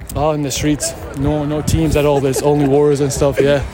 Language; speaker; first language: English; non-native, fluent; Arabic